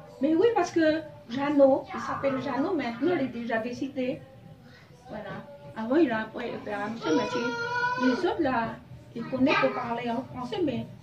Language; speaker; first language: French; non-native, local second language; Javanese